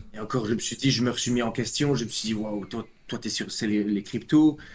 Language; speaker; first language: French; native; French